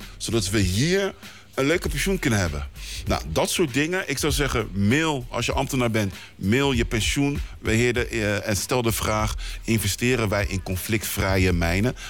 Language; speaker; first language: Dutch; early bilingual, other home language; Lingala